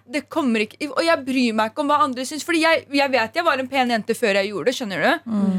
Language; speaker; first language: Norwegian; early bilingual, other home language; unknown